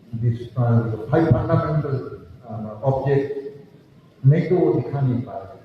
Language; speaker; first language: Hindi; non-native, local second language; Bangla